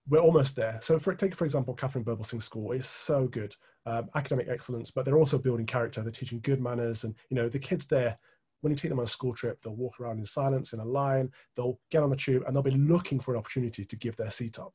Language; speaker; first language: English; native; English